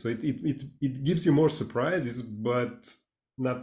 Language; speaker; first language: English; non-native, fluent; Hungarian